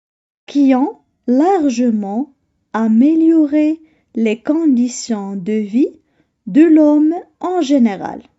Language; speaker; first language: French; non-native, local second language; Arabic